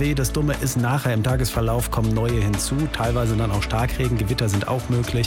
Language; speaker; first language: German; native; German